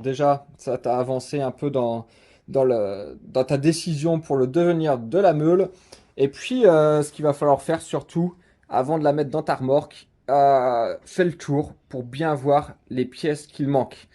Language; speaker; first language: French; native; French